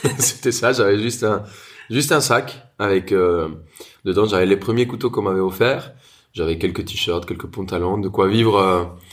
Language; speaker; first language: French; non-native, fluent; Spanish